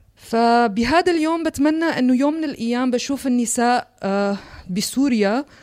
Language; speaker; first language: Arabic; non-native, local second language; Kurdish